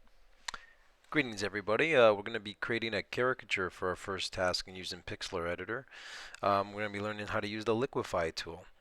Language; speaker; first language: English; native; English